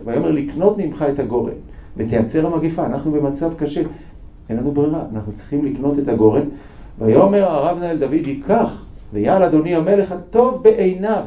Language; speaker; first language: Hebrew; native; Hebrew